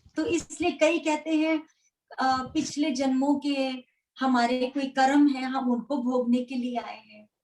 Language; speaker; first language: Hindi; native; Hindi